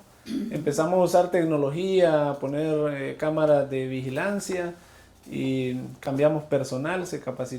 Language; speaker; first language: Spanish; native; Spanish